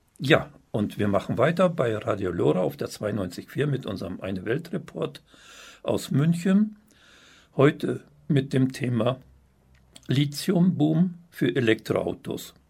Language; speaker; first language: German; native; German